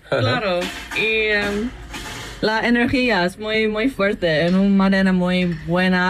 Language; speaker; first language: Spanish; non-native, learner; English